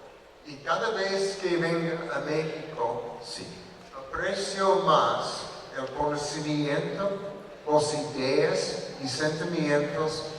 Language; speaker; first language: Spanish; non-native, learner; English